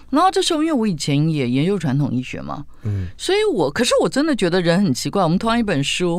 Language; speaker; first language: Chinese; native; Chinese